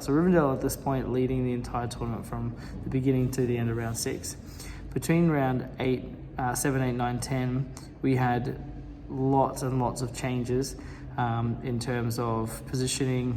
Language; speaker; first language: English; native; English